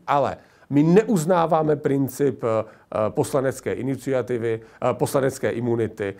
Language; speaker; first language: Czech; native; Czech